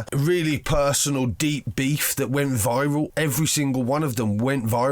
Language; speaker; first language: English; native; English